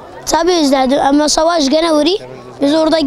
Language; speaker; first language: Turkish; non-native, learner; Arabic